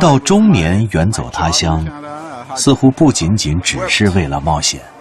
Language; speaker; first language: Chinese; native; Chinese